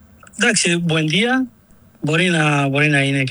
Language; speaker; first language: Greek; non-native, learner; Spanish